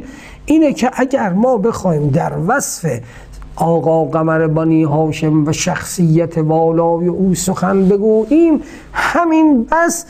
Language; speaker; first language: Persian; native; Persian